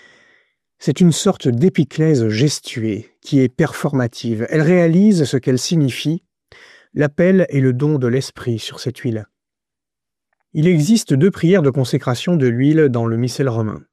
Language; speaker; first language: French; native; French